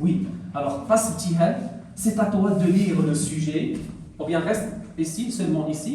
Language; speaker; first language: French; non-native, local second language; Arabic